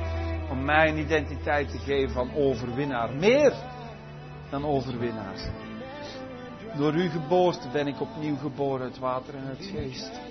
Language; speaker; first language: Dutch; native; Dutch